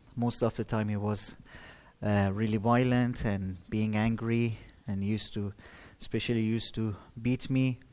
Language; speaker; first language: English; non-native, learner; Persian